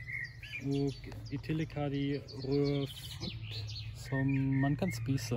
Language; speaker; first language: Norwegian; non-native, fluent; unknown